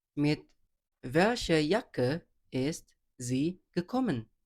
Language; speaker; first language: German; non-native, fluent; Indonesian